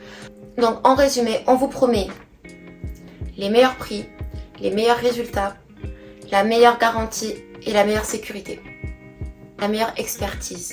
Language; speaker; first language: French; native; French